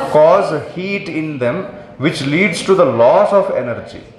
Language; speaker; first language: English; non-native, local second language; Kannada